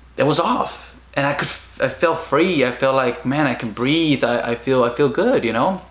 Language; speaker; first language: English; early bilingual, other home language; Spanish